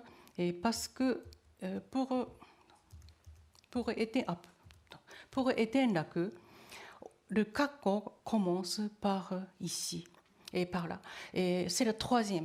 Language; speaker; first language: French; non-native, learner; Japanese